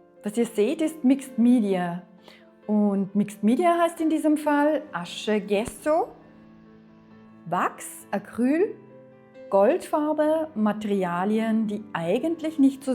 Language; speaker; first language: German; native; German